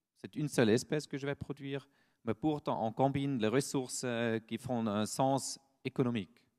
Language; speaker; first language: French; non-native, fluent; German